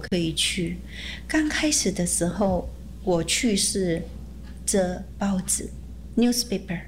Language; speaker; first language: Chinese; early bilingual, heritage; Chinese